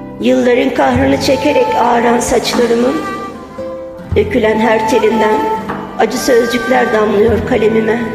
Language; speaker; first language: Turkish; native; Turkish